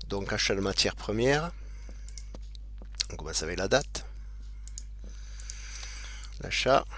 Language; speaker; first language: French; native; French